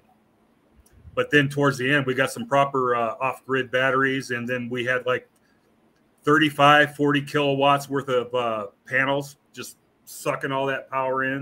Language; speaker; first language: English; native; English